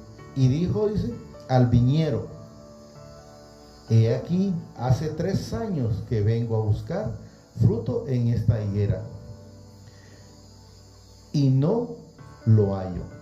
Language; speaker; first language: Spanish; native; Spanish